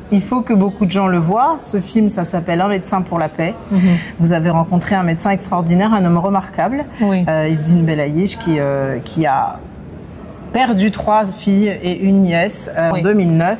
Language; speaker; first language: French; native; French